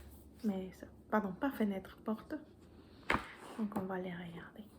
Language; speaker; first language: French; non-native, fluent; Spanish